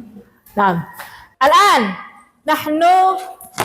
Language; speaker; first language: Arabic; non-native, fluent; Indonesian